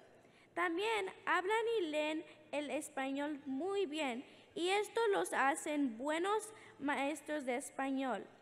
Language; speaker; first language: Spanish; early bilingual, heritage; English